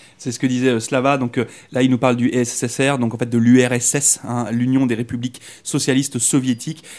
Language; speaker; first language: French; native; French